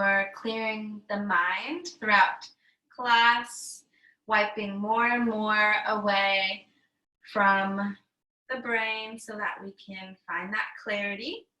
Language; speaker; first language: English; native; English